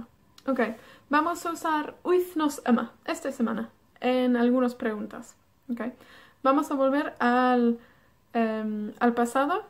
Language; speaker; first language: Spanish; non-native, fluent; Welsh